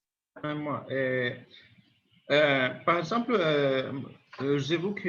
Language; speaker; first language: French; non-native, learner; Spanish